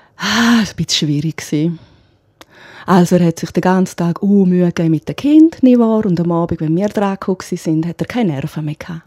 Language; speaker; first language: German; non-native, local second language; Romansh